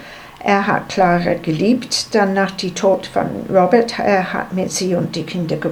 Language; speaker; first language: German; non-native, learner; English